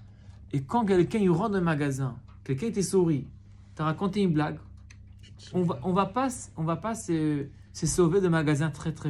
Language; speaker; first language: French; non-native, fluent; Hebrew